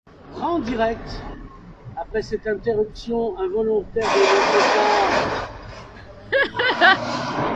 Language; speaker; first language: French; native; French